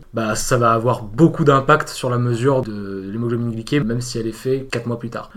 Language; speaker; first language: French; native; French